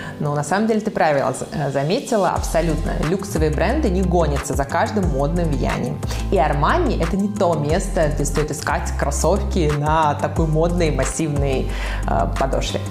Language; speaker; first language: Russian; native; Russian